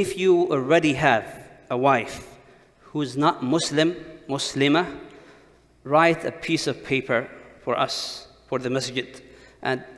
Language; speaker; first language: English; non-native, fluent; Arabic